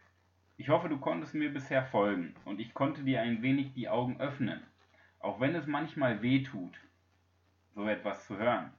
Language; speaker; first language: German; native; German